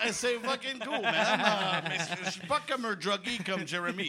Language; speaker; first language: French; native; French